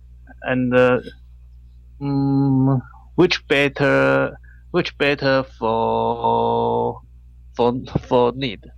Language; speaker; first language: English; non-native, learner; Chinese